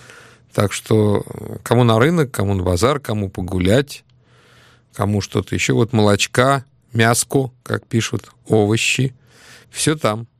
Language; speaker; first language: Russian; native; Russian